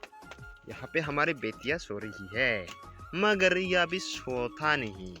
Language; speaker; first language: Hindi; non-native, local second language; Chakma